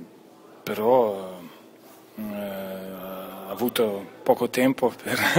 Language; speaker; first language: Italian; non-native, fluent; Lithuanian